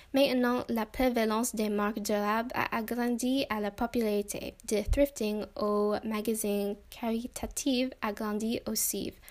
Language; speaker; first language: French; non-native, learner; English